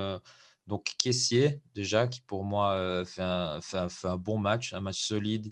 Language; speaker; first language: French; native; French